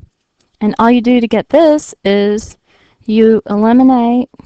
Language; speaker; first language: English; native; English